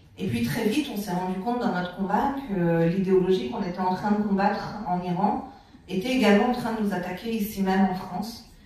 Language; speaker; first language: French; early bilingual, other home language; Persian